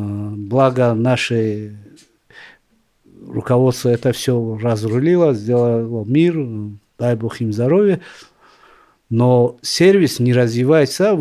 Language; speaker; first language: Russian; non-native, local second language; Tajik